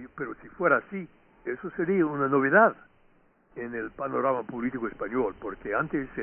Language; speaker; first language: Spanish; non-native, fluent; English